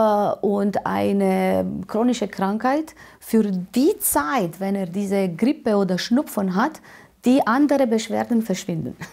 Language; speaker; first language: German; non-native, fluent; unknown